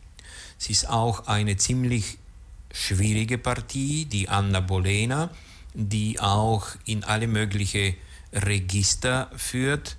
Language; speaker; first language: German; native; German